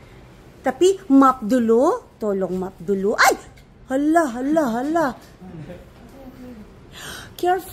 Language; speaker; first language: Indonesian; non-native, learner; Filipino